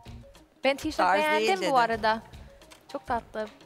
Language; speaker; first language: Turkish; non-native, learner; English